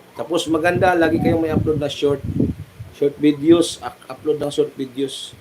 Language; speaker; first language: Filipino; native; Filipino